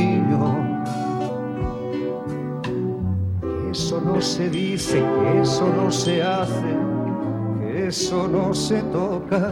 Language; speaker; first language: Spanish; native; Spanish